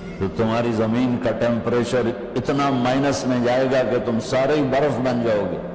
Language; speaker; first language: Urdu; non-native, local second language; Punjabi